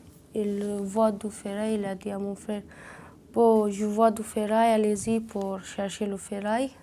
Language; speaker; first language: French; non-native, learner; Romanian